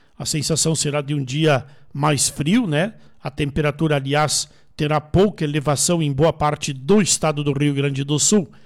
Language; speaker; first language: Portuguese; native; Portuguese